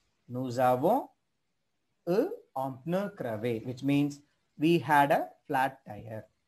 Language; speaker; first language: English; non-native, local second language; Tamil